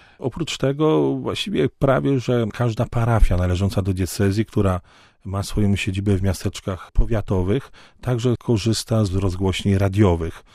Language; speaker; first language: Polish; native; Polish